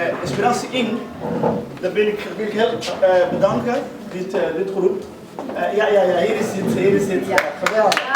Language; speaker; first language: Dutch; non-native, learner; Somali